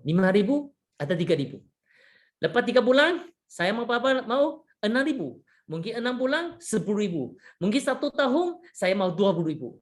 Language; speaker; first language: Malay; non-native, fluent; Chinese